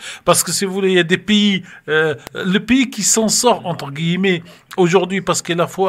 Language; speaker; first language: French; native; French